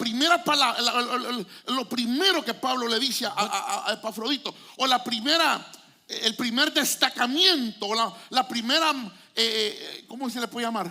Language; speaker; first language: Spanish; native; Spanish